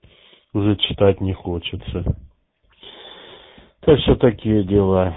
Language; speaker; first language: Russian; native; Russian